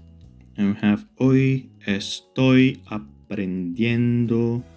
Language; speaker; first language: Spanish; non-native, learner; Romanian